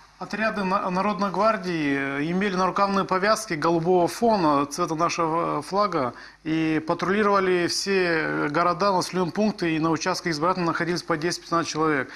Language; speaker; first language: Russian; non-native, local second language; Gagauz